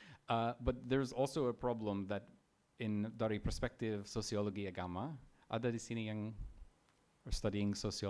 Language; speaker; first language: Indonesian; non-native, learner; English